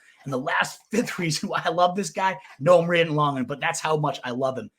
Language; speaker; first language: English; native; English